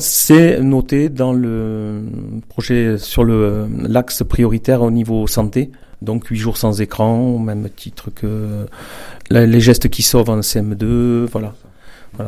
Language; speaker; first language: French; native; French